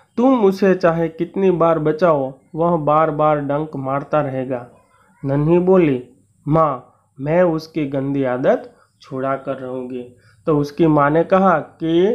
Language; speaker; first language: Hindi; non-native, local second language; Gujarati